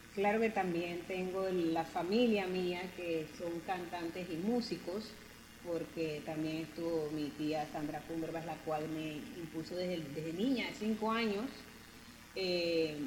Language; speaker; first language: Spanish; non-native, local second language; English